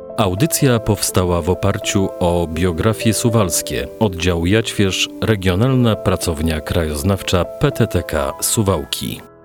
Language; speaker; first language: Polish; native; Polish